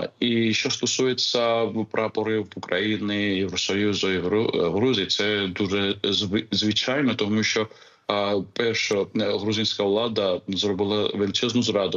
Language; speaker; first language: Ukrainian; non-native, fluent; Georgian